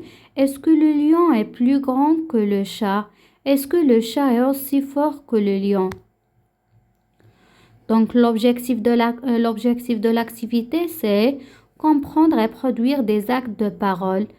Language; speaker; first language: French; non-native, local second language; Arabic